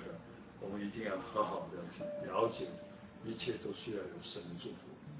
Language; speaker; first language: Chinese; native; Chinese